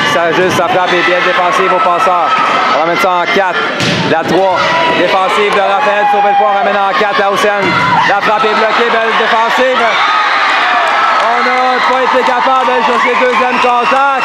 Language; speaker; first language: French; native; French